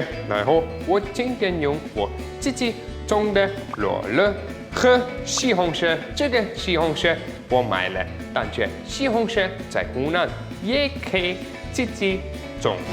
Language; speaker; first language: Chinese; non-native, fluent; German